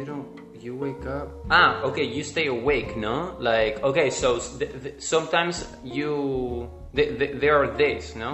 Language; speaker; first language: English; non-native, fluent; Spanish